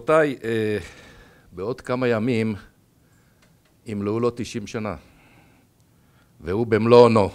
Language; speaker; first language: Hebrew; native; Hebrew